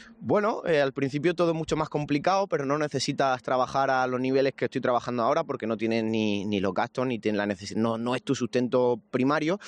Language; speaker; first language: Spanish; native; Spanish